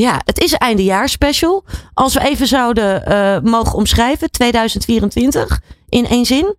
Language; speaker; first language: Dutch; native; Dutch